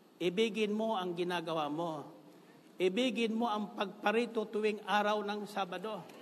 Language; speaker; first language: Filipino; non-native, local second language; Bikol